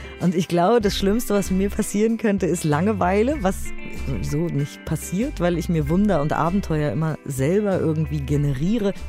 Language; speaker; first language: German; native; German